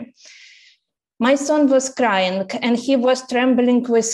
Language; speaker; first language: English; non-native, fluent; Ukrainian